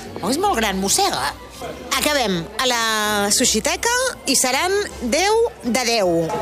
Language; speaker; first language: Catalan; native; Catalan